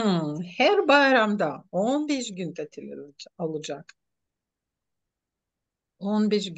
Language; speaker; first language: Turkish; non-native, fluent; Ukrainian